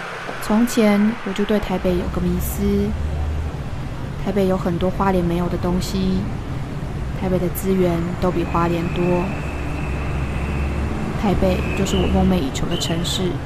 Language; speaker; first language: Chinese; native; Chinese